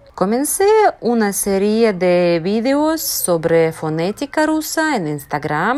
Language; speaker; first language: Spanish; non-native, fluent; Russian